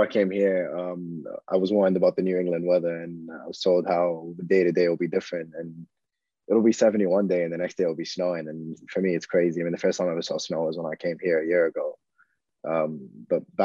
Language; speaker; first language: English; non-native, fluent; Arabic